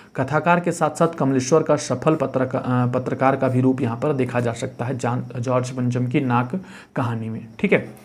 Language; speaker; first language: Hindi; native; Hindi